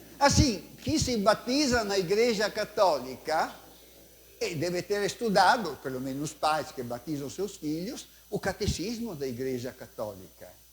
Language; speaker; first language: Portuguese; non-native, fluent; Italian